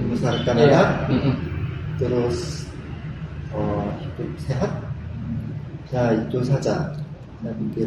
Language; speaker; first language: Indonesian; non-native, learner; Korean